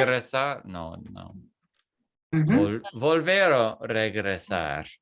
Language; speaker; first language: Spanish; non-native, fluent; English